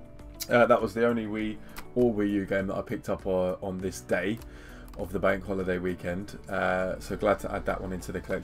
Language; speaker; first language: English; native; English